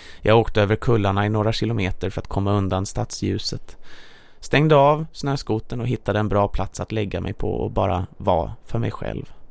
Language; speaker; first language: Swedish; native; Swedish